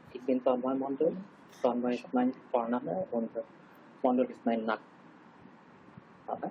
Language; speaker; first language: German; non-native, learner; Bangla